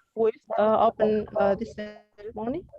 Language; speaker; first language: English; non-native, learner; Indonesian